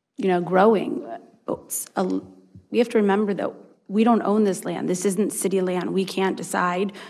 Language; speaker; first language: English; native; English